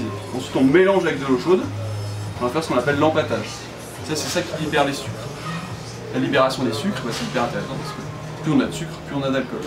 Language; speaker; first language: French; native; French